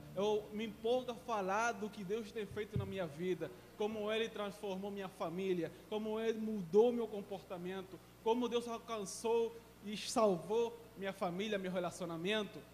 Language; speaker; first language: Portuguese; non-native, fluent; Spanish